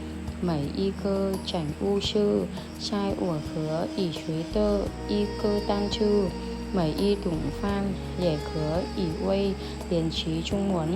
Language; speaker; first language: Chinese; non-native, learner; Vietnamese